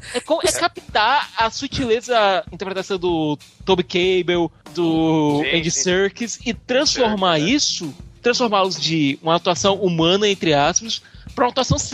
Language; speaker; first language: Portuguese; native; Portuguese